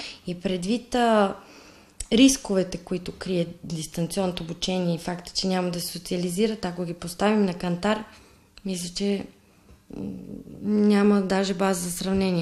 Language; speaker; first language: Bulgarian; native; Bulgarian